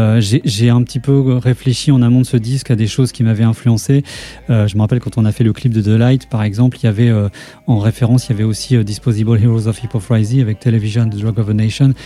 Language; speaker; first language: French; native; French